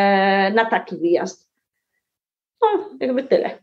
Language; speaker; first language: Polish; early bilingual, heritage; Arabic